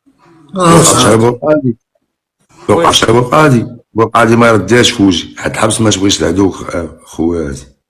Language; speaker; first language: Arabic; native; Arabic